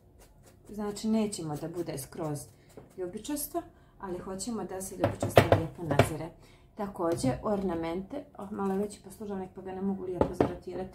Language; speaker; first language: Croatian; native; Croatian